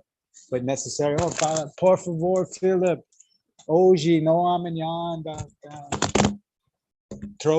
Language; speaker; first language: Portuguese; non-native, learner; English